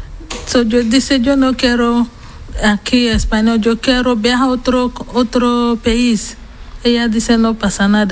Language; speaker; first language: Spanish; non-native, learner; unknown